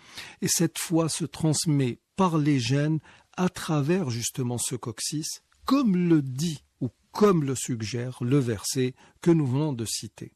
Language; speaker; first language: French; non-native, local second language; Arabic